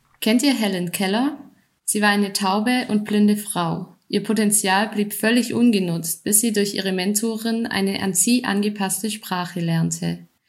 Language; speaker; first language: German; native; German